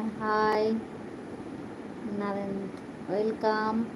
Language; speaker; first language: Hindi; non-native, learner; Bangla